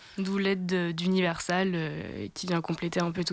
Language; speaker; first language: French; native; French